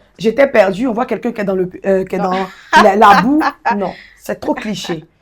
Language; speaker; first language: French; native; French